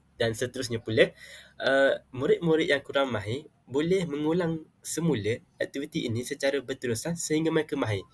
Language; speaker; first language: Malay; native; Malay